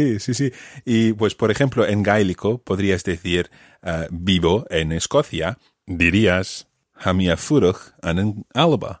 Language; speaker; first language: Spanish; non-native, fluent; English